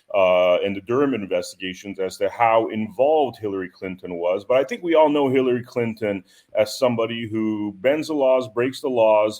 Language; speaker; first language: English; native; English